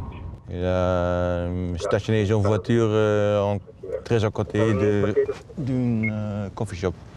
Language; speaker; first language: French; non-native, learner; Dutch